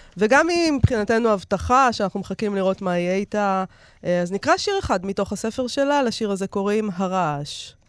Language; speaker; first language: Hebrew; native; Hebrew